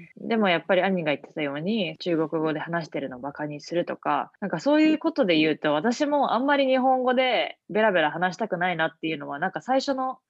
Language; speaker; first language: Japanese; native; Japanese